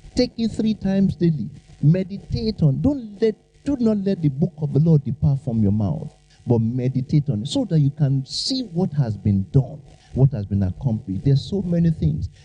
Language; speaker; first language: English; non-native, local second language; Yoruba